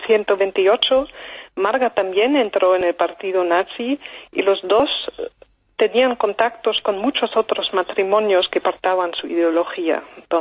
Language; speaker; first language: Spanish; non-native, fluent; German